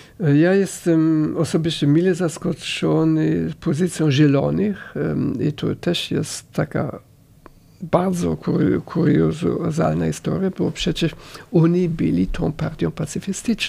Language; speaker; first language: Polish; non-native, fluent; German